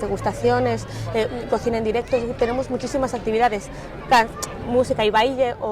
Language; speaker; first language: Spanish; native; Spanish